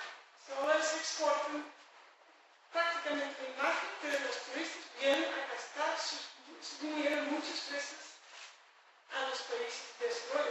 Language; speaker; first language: Spanish; non-native, fluent; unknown